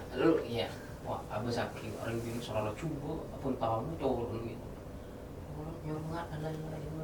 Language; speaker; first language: Indonesian; non-native, local second language; Madurese